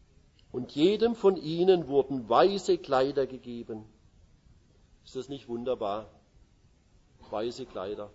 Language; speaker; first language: German; native; German